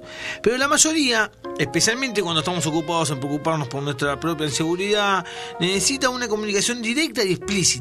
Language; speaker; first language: Spanish; native; Spanish